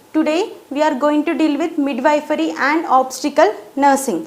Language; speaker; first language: English; non-native, local second language; Telugu